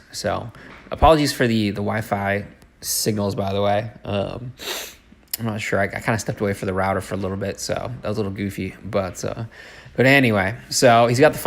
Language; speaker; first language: English; native; English